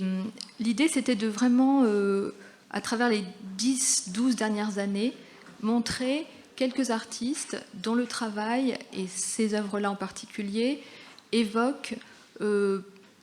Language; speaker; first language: French; native; French